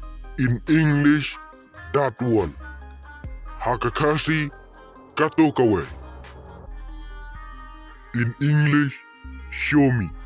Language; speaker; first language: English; non-native, local second language; Khasi